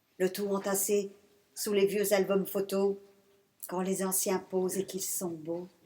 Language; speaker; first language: French; early bilingual, other home language; Persian